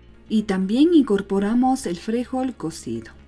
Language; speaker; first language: Spanish; native; Spanish